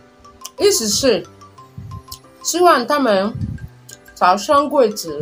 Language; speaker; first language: Chinese; non-native, learner; Igbo